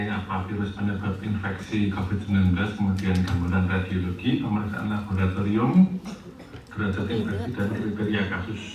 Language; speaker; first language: Indonesian; native; Indonesian